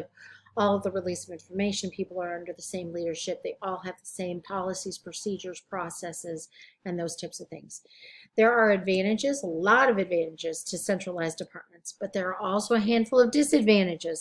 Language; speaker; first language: English; native; English